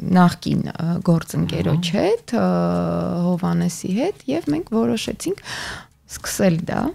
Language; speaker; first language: Armenian; native; Armenian